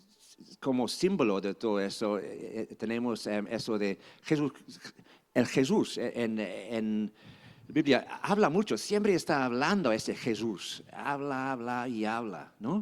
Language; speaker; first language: Spanish; non-native, fluent; English